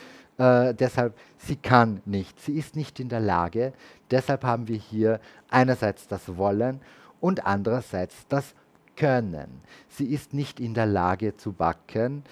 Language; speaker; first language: German; native; German